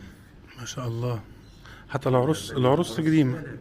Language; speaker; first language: Arabic; native; Arabic